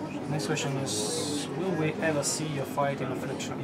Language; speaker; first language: English; non-native, fluent; Russian